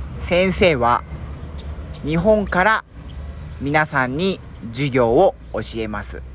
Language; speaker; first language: Japanese; non-native, fluent; Spanish